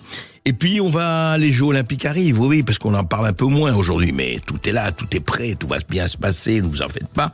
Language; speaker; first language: French; native; French